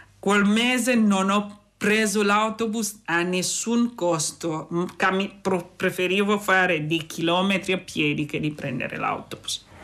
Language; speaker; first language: Italian; non-native, fluent; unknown